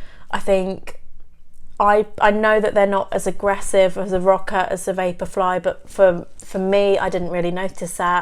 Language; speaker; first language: English; native; English